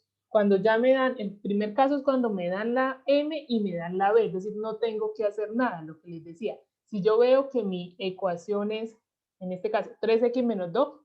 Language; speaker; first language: Spanish; native; Spanish